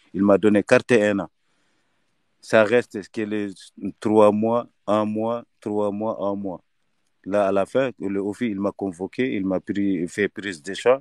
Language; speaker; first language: French; non-native, learner; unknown